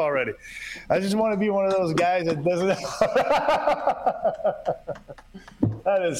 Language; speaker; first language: English; non-native, fluent; French